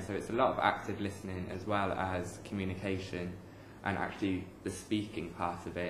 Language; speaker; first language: English; native; English